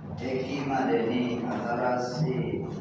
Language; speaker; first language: Japanese; non-native, learner; Indonesian